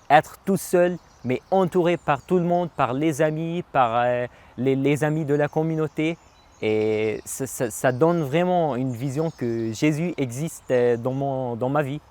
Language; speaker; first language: French; non-native, local second language; Arabic